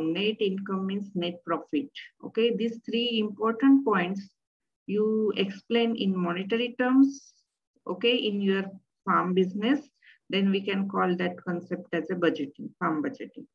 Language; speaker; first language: English; non-native, local second language; Marathi